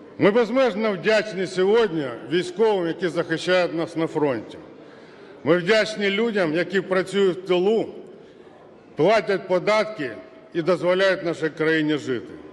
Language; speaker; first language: Ukrainian; non-native, local second language; Russian